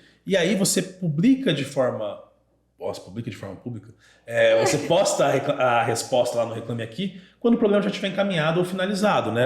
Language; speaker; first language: Portuguese; native; Portuguese